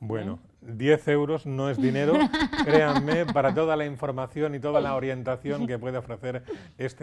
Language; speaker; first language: Spanish; native; Spanish